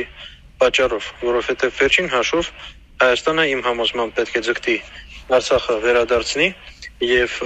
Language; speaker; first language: Armenian; native; Armenian